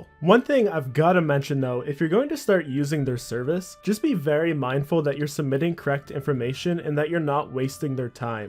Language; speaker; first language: English; native; English